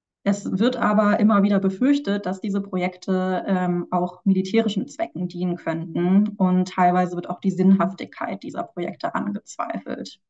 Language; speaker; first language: German; native; German